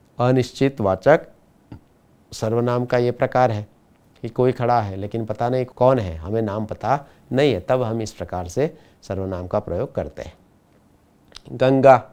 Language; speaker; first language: Hindi; non-native, local second language; Gujarati